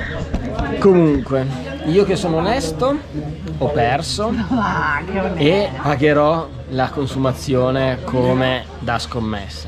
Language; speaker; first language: Italian; native; Italian